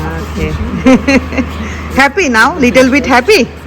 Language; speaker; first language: English; non-native, learner; Bangla